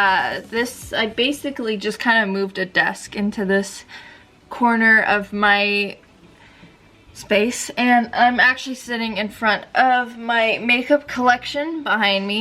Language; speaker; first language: English; native; English